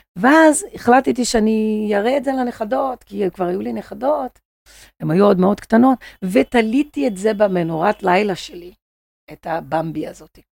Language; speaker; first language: Hebrew; non-native, fluent; Portuguese